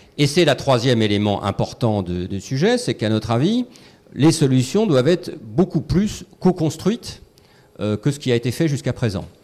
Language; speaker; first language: French; native; French